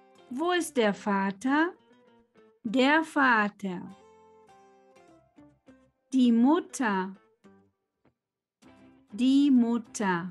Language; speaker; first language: German; non-native, fluent; Spanish